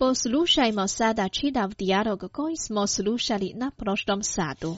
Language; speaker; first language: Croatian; non-native, fluent; Chinese